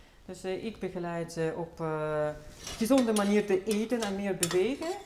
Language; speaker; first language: Dutch; non-native, fluent; Russian